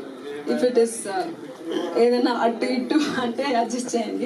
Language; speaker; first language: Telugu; non-native, learner; Tamil